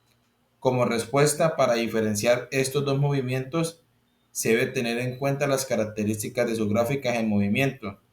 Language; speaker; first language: Spanish; native; Spanish